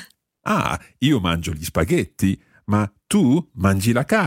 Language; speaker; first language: Italian; non-native, fluent; English